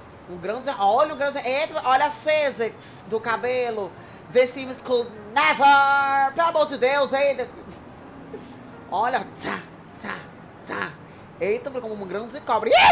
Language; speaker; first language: Portuguese; native; Portuguese